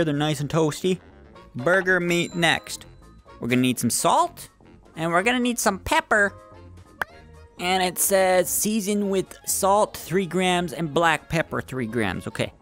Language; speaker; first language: English; native; English